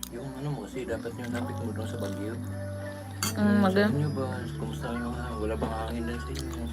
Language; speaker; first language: Filipino; non-native, local second language; Cebuano